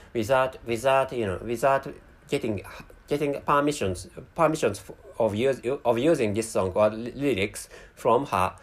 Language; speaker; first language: English; non-native, fluent; Japanese